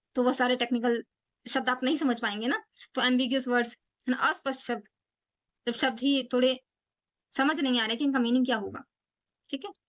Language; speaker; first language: Hindi; native; Hindi